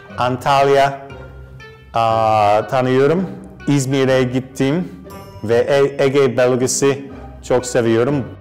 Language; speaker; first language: Turkish; non-native, learner; English